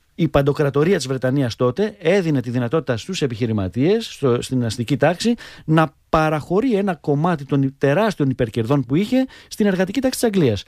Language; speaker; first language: Greek; native; Greek